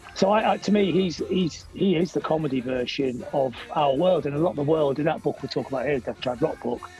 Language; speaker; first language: English; native; English